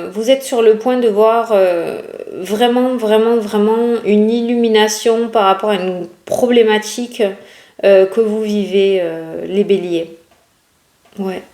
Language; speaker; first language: French; native; French